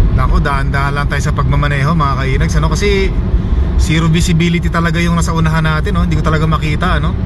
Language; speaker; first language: Filipino; native; Filipino